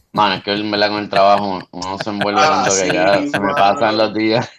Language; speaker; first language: Spanish; native; Spanish